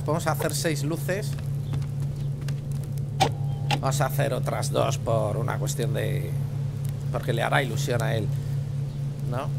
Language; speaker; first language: Spanish; native; Spanish